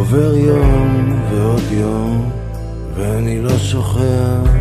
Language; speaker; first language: Hebrew; native; Hebrew